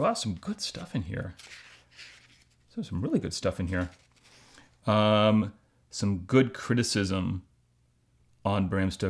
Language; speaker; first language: English; native; English